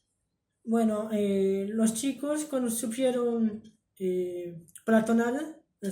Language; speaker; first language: Spanish; early bilingual, heritage; Spanish